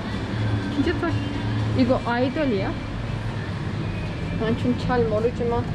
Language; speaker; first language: Korean; non-native, learner; Turkish